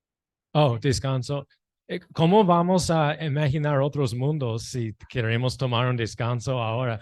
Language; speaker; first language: Spanish; non-native, fluent; English